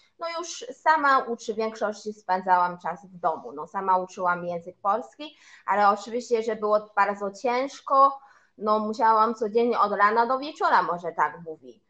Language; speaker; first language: Polish; non-native, learner; Chinese